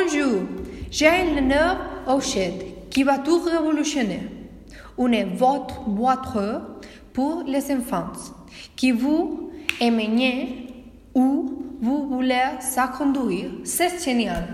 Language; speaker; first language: French; non-native, learner; Spanish